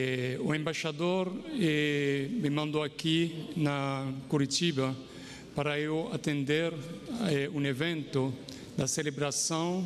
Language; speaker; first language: Portuguese; non-native, fluent; Haitian Creole